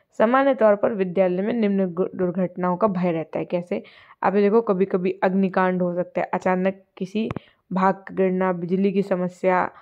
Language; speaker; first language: Hindi; native; Hindi